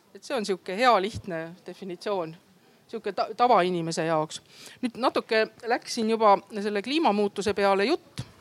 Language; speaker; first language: Estonian; native; Estonian